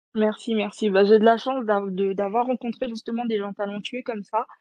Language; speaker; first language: French; native; French